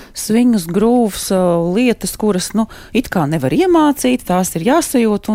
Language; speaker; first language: Latvian; native; Latvian